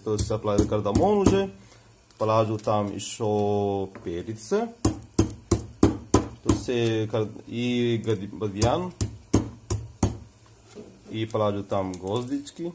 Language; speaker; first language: Russian; non-native, fluent; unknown